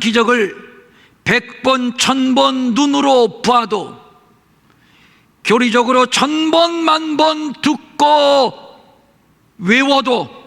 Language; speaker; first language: Korean; native; Korean